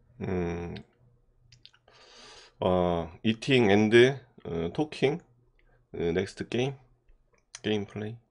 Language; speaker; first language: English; non-native, learner; Korean